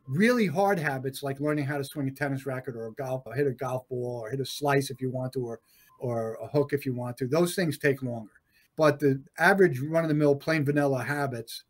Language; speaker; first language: English; native; English